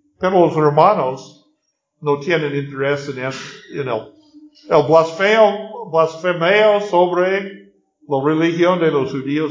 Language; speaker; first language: Spanish; non-native, learner; English